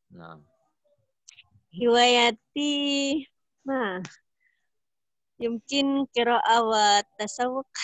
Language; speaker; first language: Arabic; non-native, learner; Indonesian